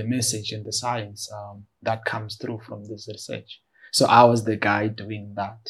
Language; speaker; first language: English; non-native, local second language; Xhosa